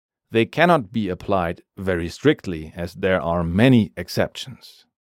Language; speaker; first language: English; non-native, fluent; German